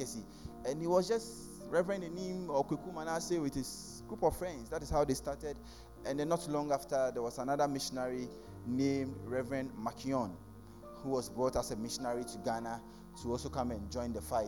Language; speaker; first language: English; non-native, local second language; Akan